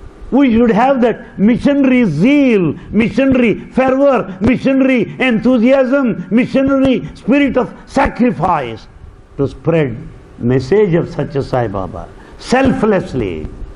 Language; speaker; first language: English; non-native, local second language; Telugu